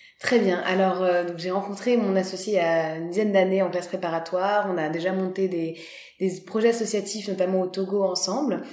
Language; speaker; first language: French; native; French